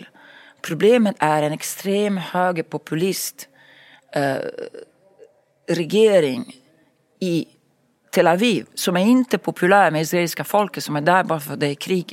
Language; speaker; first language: Swedish; non-native, fluent; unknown